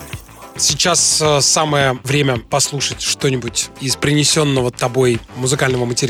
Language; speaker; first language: Russian; native; Russian